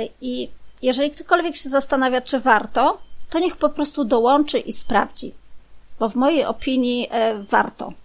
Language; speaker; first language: Polish; native; Polish